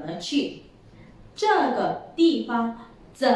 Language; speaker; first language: Chinese; non-native, local second language; Malay